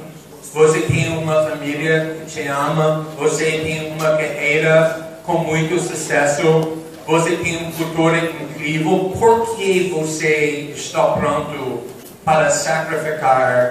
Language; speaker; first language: Portuguese; non-native, fluent; English